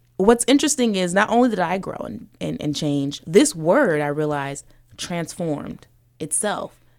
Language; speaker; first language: English; early bilingual, other home language; Yoruba